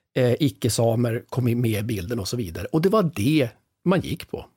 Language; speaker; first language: Swedish; native; Swedish